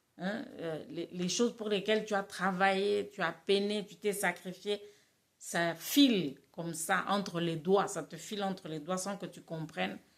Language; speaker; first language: French; non-native, local second language; Lingala